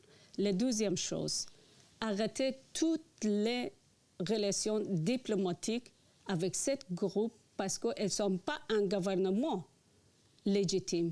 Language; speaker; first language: French; non-native, learner; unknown